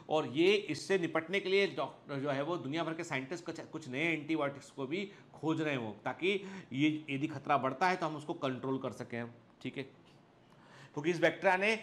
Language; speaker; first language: Hindi; native; Hindi